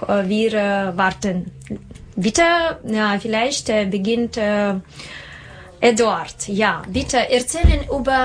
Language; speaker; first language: German; non-native, learner; Russian